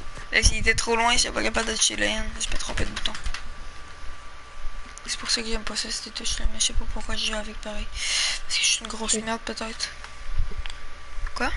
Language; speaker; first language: French; native; French